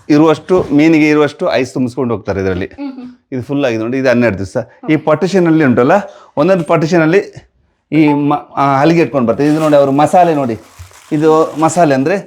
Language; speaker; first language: Kannada; native; Kannada